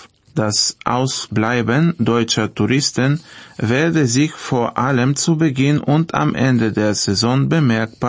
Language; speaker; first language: German; non-native, fluent; Bulgarian